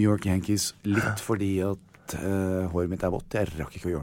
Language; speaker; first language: Norwegian; early bilingual, other home language; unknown